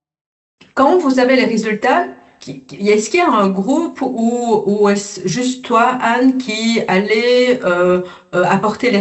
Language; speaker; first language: French; native; French